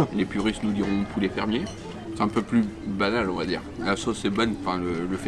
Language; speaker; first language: French; native; French